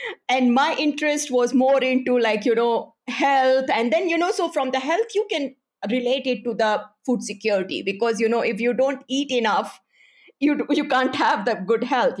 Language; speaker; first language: English; non-native, local second language; Hindi